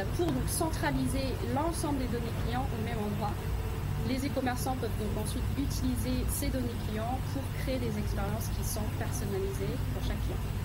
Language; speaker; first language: French; non-native, fluent; Vietnamese